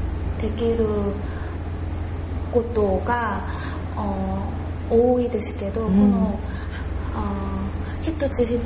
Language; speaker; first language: Japanese; non-native, learner; Korean